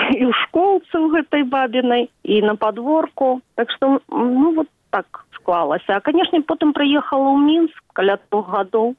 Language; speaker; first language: Belarusian; native; Belarusian